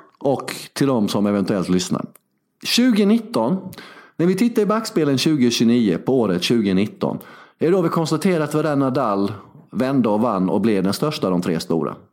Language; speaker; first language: Swedish; early bilingual, other home language; Serbian